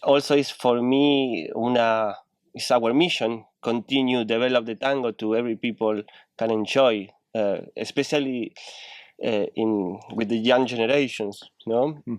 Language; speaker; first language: English; non-native, learner; Spanish